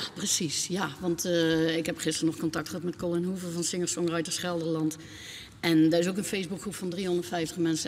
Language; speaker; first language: Dutch; native; Dutch